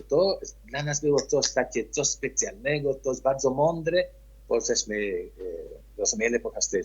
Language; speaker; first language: Polish; early bilingual, heritage; Polish